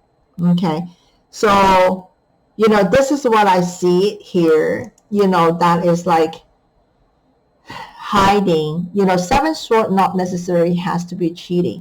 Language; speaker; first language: English; non-native, fluent; Chinese